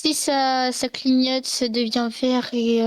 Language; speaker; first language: French; native; French